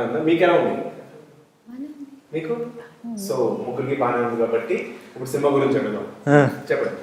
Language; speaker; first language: Telugu; native; Telugu